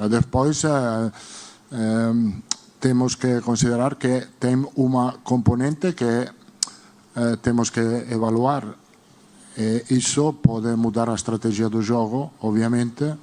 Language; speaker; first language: Portuguese; non-native, learner; Spanish